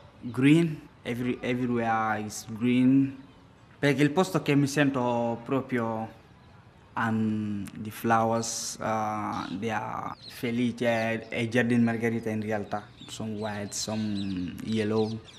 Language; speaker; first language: Italian; non-native, learner; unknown